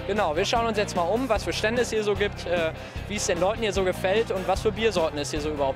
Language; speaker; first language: German; native; German